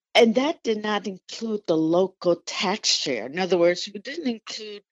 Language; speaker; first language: English; non-native, fluent; Spanish